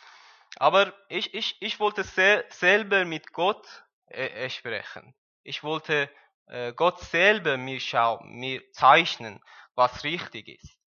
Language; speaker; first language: German; non-native, learner; Persian